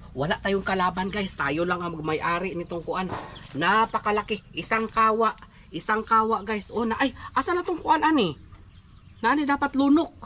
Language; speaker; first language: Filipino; non-native, local second language; Cebuano